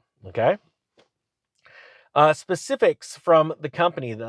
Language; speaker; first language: English; native; English